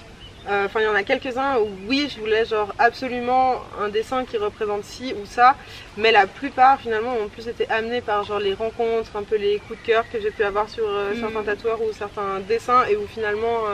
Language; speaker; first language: French; native; French